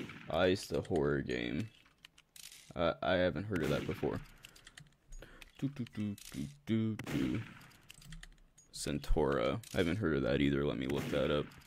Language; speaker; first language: English; native; English